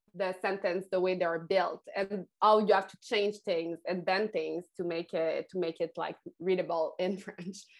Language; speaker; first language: English; non-native, fluent; French